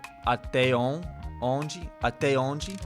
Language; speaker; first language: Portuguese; non-native, learner; English